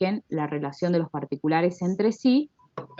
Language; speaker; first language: Spanish; native; Spanish